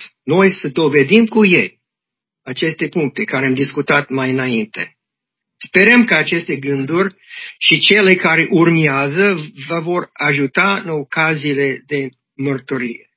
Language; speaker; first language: Romanian; non-native, learner; English